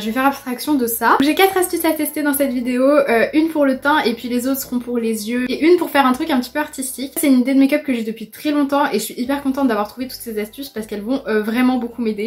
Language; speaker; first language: French; native; French